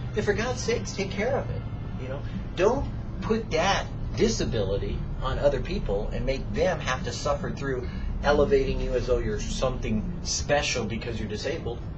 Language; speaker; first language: English; native; English